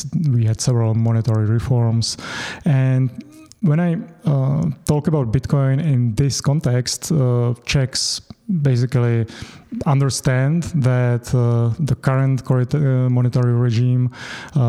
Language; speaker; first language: English; non-native, fluent; Czech